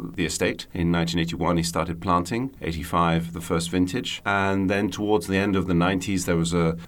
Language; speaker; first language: English; native; English